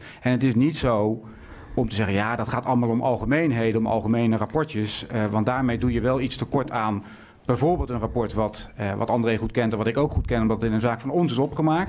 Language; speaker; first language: Dutch; native; Dutch